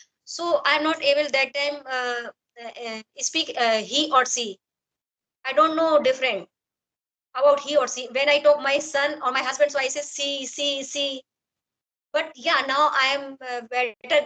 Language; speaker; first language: English; non-native, learner; Hindi